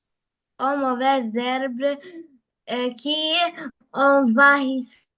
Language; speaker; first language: French; non-native, learner; Arabic